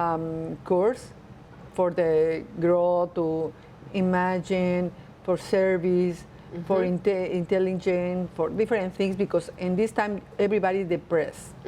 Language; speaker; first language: English; non-native, learner; Spanish